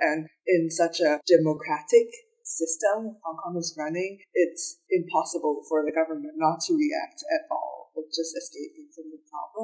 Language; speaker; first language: English; non-native, local second language; Cantonese